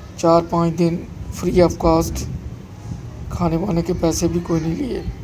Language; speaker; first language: Urdu; non-native, local second language; Punjabi